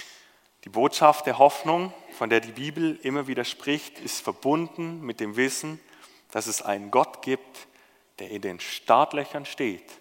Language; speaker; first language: German; native; German